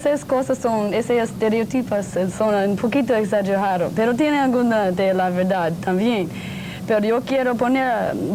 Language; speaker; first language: Spanish; non-native, learner; English